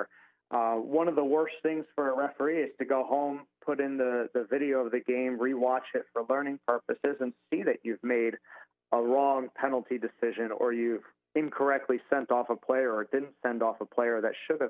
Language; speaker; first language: English; native; English